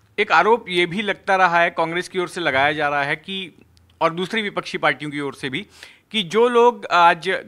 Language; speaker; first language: Hindi; native; Hindi